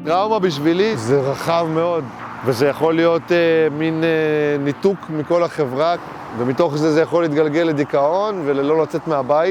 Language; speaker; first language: Hebrew; native; Hebrew